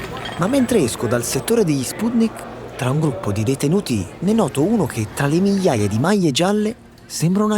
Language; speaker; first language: Italian; native; Italian